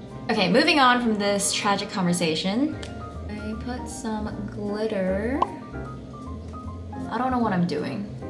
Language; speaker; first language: English; early bilingual, other home language; Chinese